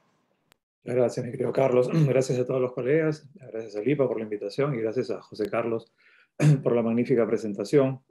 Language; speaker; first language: Spanish; native; Spanish